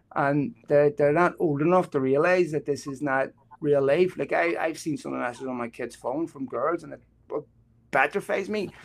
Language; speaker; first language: English; native; English